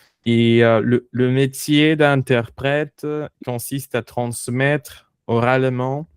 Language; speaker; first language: French; non-native, fluent; Spanish